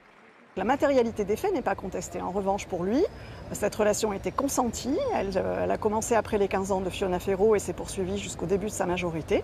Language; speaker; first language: French; native; French